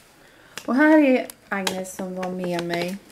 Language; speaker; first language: Swedish; non-native, fluent; Latvian